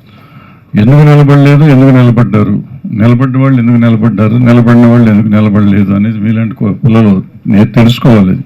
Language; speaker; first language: Telugu; native; Telugu